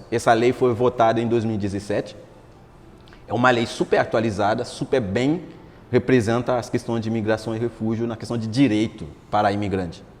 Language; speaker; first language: Portuguese; non-native, fluent; Haitian Creole